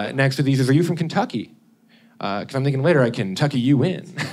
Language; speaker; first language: English; native; English